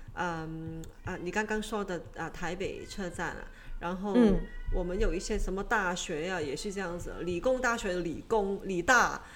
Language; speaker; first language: Chinese; non-native, local second language; Cantonese